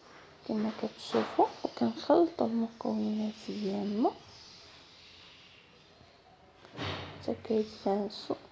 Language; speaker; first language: Arabic; native; Arabic